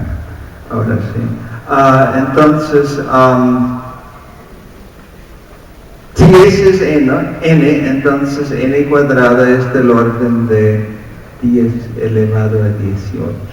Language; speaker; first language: Spanish; non-native, fluent; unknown